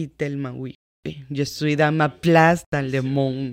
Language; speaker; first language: French; non-native, fluent; Spanish